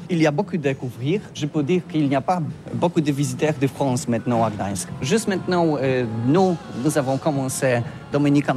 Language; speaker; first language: French; non-native, learner; Polish